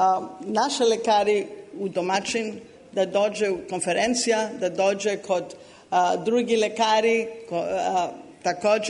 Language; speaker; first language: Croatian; non-native, learner; English